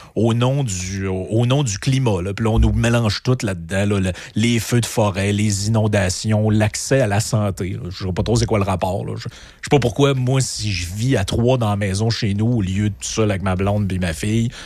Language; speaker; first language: French; native; French